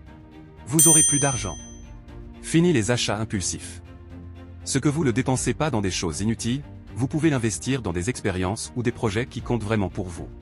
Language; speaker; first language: French; native; French